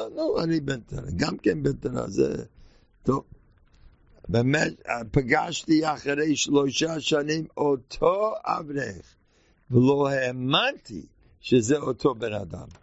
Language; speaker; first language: Hebrew; non-native, fluent; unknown